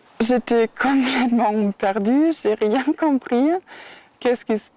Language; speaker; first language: French; non-native, fluent; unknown